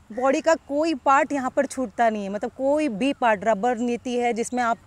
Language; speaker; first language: Hindi; non-native, local second language; Marathi